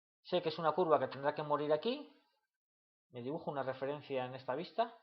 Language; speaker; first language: Spanish; native; Spanish